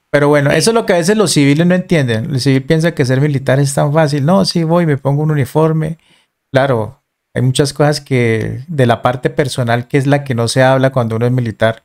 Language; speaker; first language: Spanish; native; Spanish